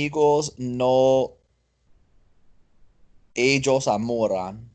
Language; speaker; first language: Spanish; non-native, learner; English